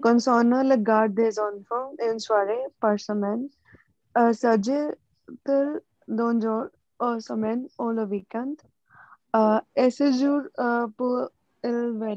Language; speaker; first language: French; non-native, learner; Hindi